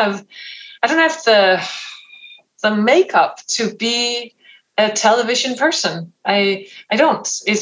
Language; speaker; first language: English; non-native, fluent; Danish